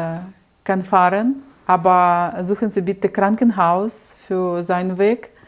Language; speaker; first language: German; non-native, learner; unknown